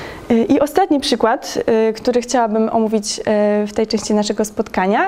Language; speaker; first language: Polish; native; Polish